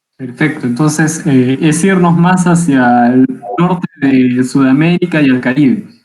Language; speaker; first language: Spanish; native; Spanish